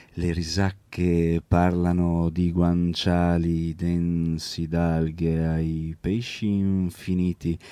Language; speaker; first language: Italian; native; Italian